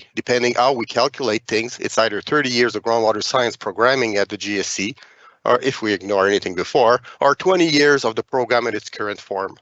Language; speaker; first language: English; non-native, fluent; French